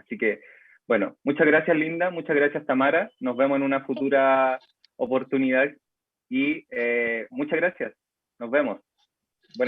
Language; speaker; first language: Spanish; native; Spanish